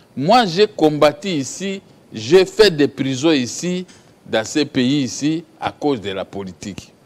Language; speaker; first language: French; non-native, local second language; Lingala